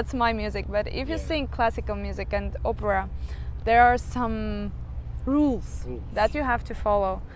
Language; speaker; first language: English; non-native, fluent; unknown